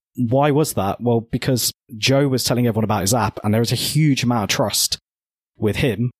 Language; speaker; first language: English; native; English